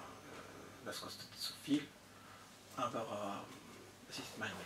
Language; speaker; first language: German; non-native, learner; Arabic